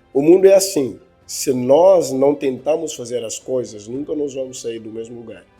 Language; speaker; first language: Portuguese; non-native, local second language; Upper Guinea Crioulo